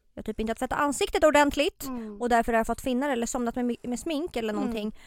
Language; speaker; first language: Swedish; native; Swedish